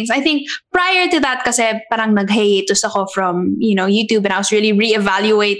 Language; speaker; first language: English; non-native, local second language; Filipino